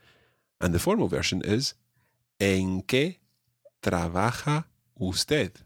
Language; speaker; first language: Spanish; non-native, fluent; English